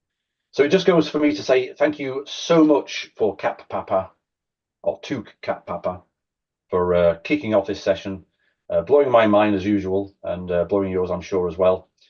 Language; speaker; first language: English; native; English